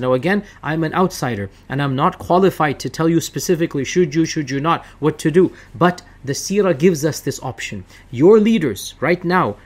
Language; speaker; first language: English; early bilingual, other home language; Urdu